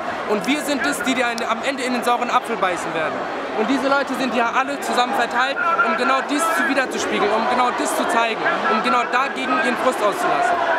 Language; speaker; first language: German; native; German